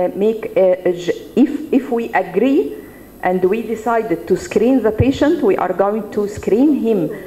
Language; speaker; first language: English; non-native, fluent; Arabic